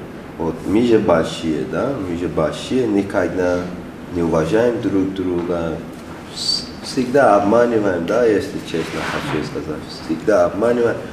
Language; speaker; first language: Russian; non-native, learner; Persian